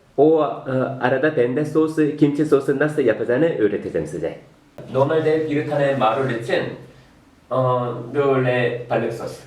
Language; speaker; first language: Turkish; non-native, fluent; Korean